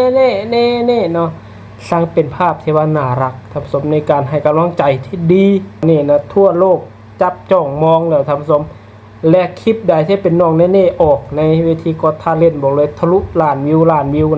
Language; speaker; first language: Thai; non-native, local second language; Lao